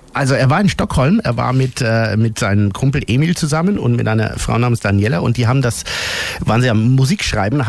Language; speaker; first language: German; native; German